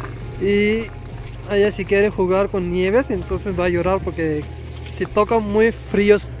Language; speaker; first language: Spanish; non-native, learner; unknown